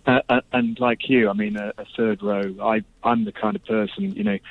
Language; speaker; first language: English; native; English